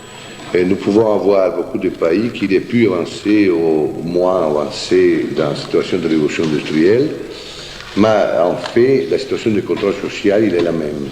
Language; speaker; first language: French; non-native, fluent; Italian